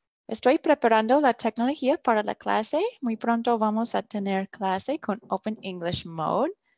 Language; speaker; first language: Spanish; non-native, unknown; English